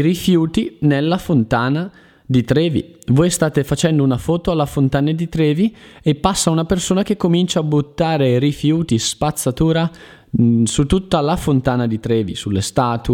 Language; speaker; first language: Italian; native; Italian